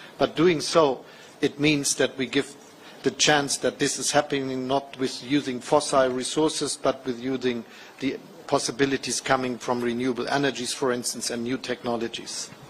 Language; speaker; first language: English; non-native, fluent; German